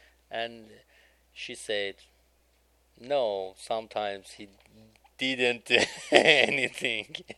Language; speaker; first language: English; non-native, learner; Persian